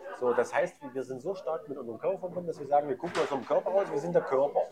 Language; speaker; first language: German; native; German